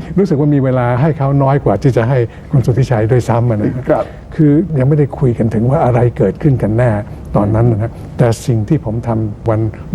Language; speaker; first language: Thai; native; Thai